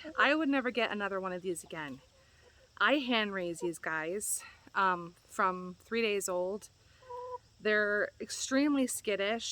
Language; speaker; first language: English; native; English